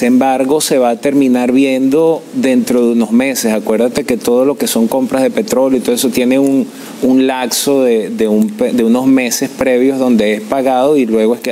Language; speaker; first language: Spanish; native; Spanish